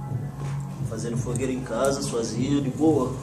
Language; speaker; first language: Portuguese; non-native, learner; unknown